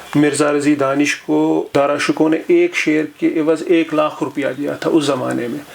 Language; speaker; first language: Urdu; non-native, local second language; Kashmiri